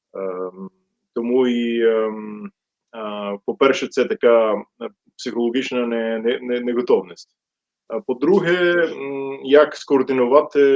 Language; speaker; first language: Ukrainian; non-native, fluent; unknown